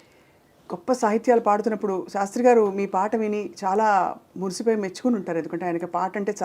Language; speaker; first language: Telugu; native; Telugu